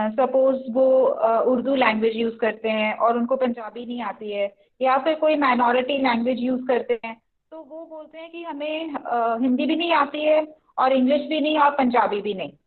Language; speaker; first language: Hindi; non-native, local second language; Punjabi